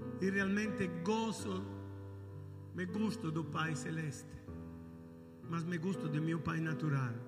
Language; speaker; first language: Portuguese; non-native, learner; Italian